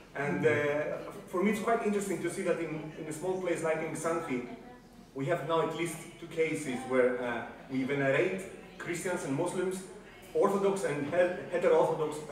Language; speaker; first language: English; non-native, fluent; Greek